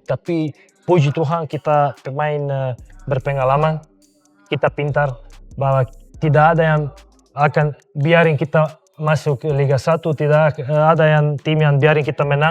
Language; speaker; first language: Indonesian; non-native, fluent; Serbian